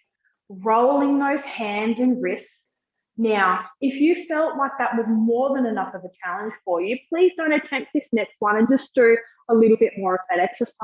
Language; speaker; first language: English; native; English